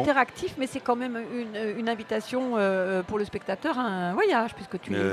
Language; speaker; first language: French; native; French